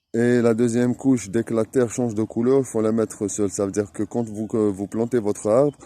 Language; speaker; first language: French; non-native, local second language; Arabic